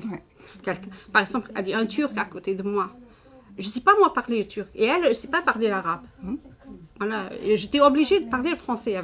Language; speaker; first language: French; non-native, learner; Arabic